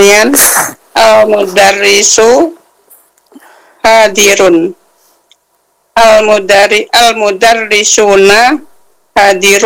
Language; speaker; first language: Arabic; non-native, learner; Indonesian